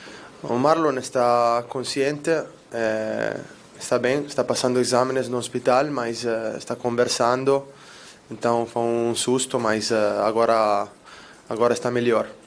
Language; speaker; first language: Portuguese; non-native, learner; Italian